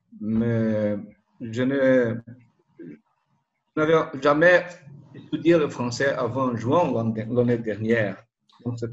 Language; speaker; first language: French; non-native, learner; Portuguese